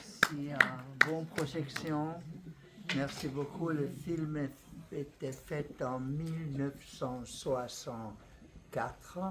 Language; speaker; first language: French; non-native, learner; Hungarian